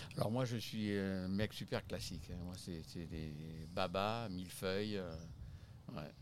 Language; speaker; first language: French; native; French